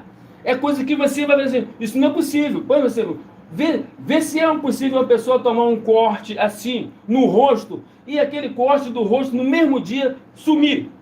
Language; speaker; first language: Portuguese; native; Portuguese